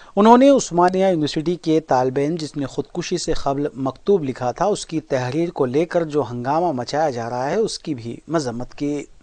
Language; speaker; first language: Urdu; native; Urdu